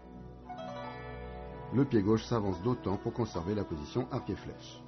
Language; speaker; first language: French; non-native, fluent; Chinese